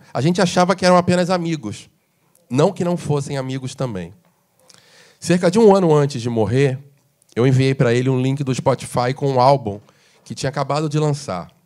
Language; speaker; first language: Portuguese; native; Portuguese